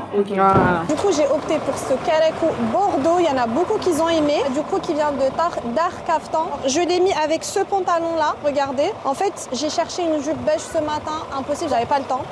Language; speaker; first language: French; early bilingual, other home language; Arabic